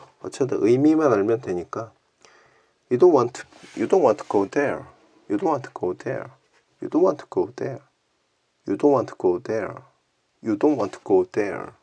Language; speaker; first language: English; non-native, learner; Korean